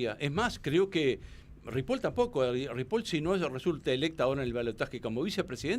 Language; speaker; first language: Spanish; native; Spanish